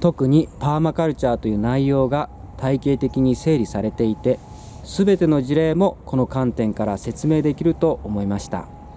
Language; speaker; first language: Japanese; non-native, fluent; Korean